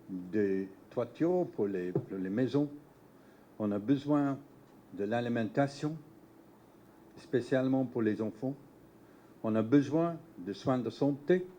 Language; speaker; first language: French; non-native, learner; English